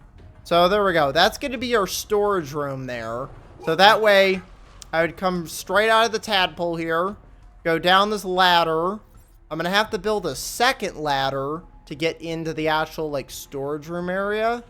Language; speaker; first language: English; native; English